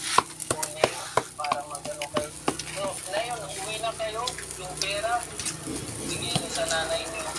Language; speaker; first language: Filipino; non-native, learner; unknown